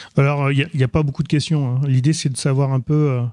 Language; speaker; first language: French; native; French